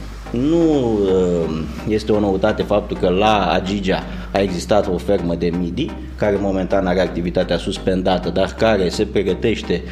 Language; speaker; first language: Romanian; native; Romanian